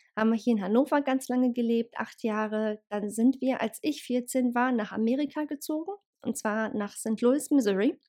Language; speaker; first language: German; early bilingual, other home language; Bosnian